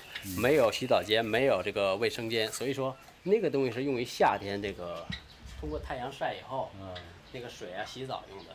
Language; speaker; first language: Chinese; native; Chinese